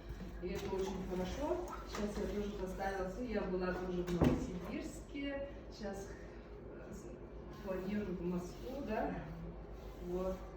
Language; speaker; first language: Russian; non-native, local second language; Yakut